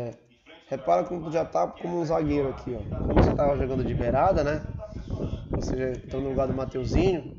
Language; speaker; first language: Portuguese; native; Portuguese